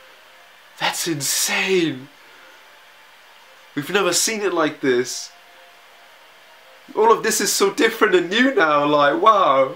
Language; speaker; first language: English; native; English